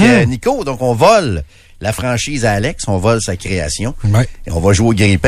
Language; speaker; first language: French; native; French